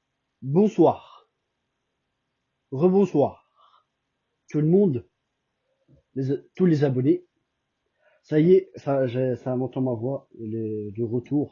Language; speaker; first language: French; non-native, fluent; Albanian